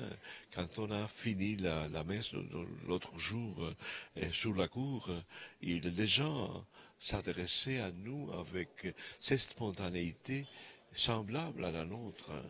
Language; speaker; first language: French; non-native, fluent; Spanish